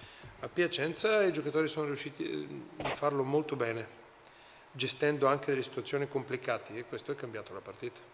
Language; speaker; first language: Italian; non-native, fluent; Bulgarian